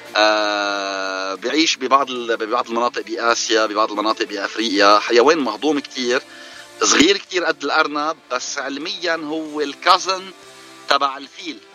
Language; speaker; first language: Arabic; native; Arabic